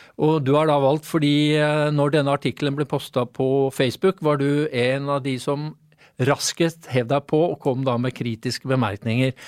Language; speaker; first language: Norwegian; native; Norwegian